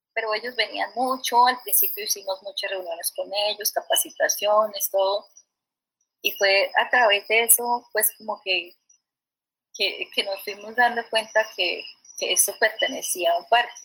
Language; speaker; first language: Spanish; native; Spanish